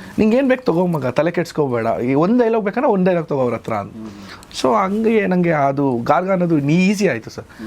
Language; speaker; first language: Kannada; native; Kannada